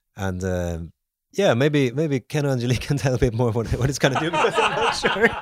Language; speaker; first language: English; non-native, fluent; Swedish